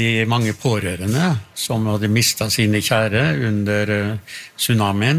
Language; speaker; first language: Norwegian; native; Norwegian